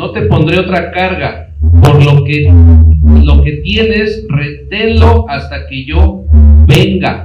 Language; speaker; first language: Spanish; native; Spanish